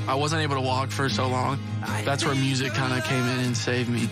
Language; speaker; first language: English; native; English